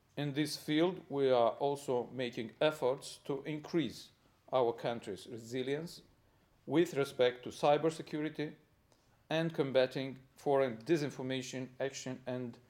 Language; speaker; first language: English; non-native, fluent; Romanian